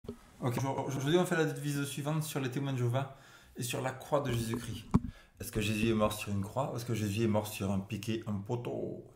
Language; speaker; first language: French; native; French